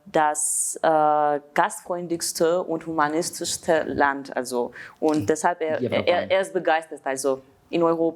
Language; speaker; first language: German; non-native, fluent; Armenian